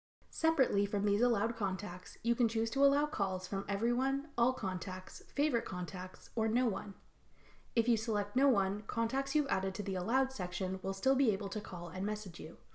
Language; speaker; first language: English; native; English